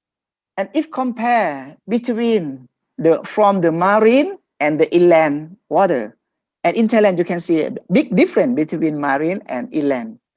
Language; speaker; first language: English; non-native, fluent; Thai